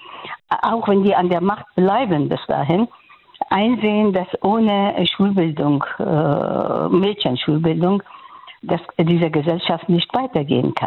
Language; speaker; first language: German; non-native, fluent; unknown